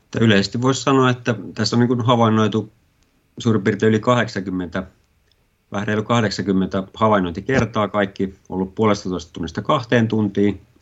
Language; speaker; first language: Finnish; native; Finnish